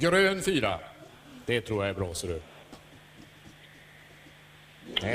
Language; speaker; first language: Swedish; native; Swedish